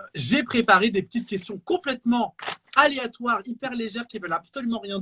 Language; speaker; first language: French; native; French